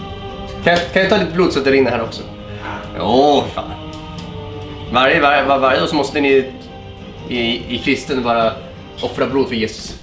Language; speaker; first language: Swedish; native; Swedish